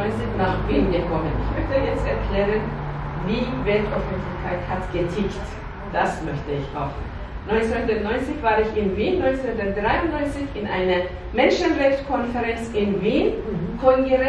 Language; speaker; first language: German; non-native, learner; Persian